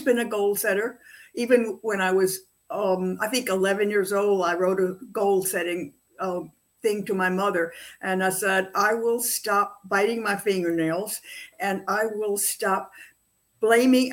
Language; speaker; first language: English; native; English